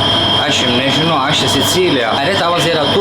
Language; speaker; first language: Lithuanian; non-native, learner; Italian